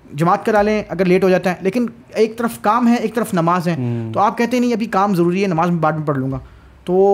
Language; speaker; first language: Urdu; native; Urdu